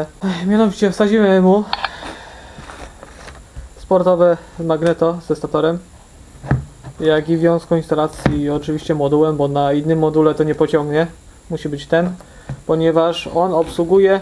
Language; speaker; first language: Polish; native; Polish